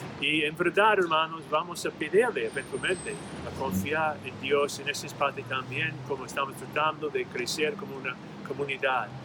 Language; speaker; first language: Spanish; non-native, fluent; English